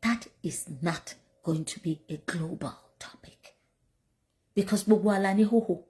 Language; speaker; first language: English; non-native, local second language; Yoruba